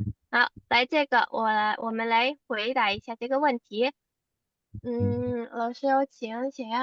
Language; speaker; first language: Chinese; non-native, fluent; Indonesian